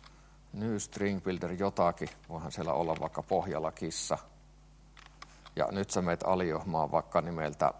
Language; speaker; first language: Finnish; native; Finnish